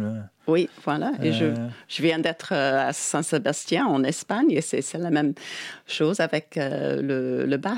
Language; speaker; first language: French; non-native, fluent; English